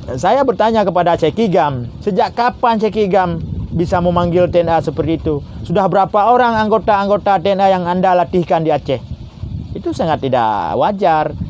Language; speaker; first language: Indonesian; non-native, local second language; Achinese